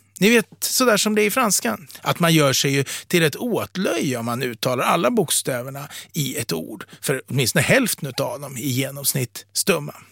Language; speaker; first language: Swedish; native; Swedish